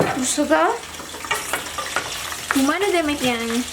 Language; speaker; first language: Turkish; non-native, learner; Indonesian